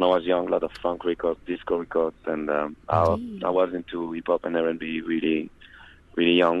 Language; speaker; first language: English; non-native, fluent; French